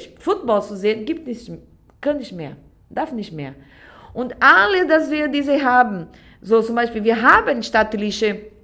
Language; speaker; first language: German; non-native, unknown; Portuguese